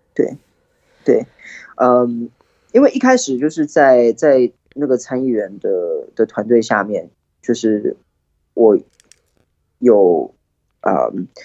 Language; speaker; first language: Chinese; early bilingual, heritage; Chinese